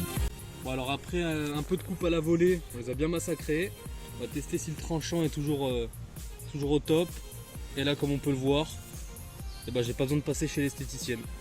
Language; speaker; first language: French; native; French